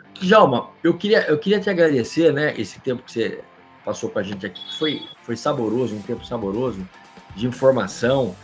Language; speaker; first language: Portuguese; native; Portuguese